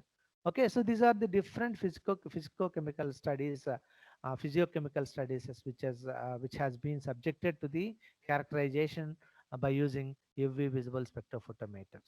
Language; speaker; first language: English; non-native, local second language; Telugu